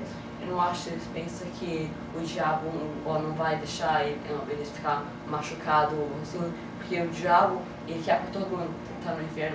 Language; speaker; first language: Portuguese; early bilingual, heritage; English